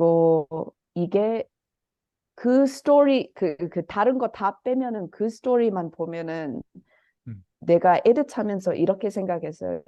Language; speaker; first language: Korean; early bilingual, heritage; Korean